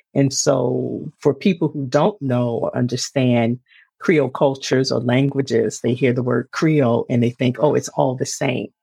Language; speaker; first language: English; native; English